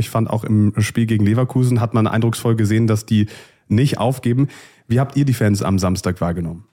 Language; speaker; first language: German; native; German